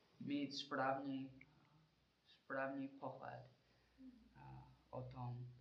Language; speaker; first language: Czech; non-native, learner; English